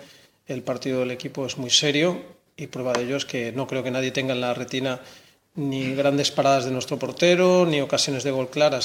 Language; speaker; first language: Spanish; native; Spanish